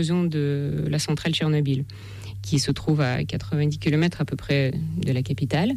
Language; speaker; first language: French; non-native, fluent; Russian